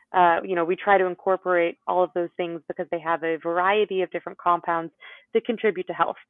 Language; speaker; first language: English; native; English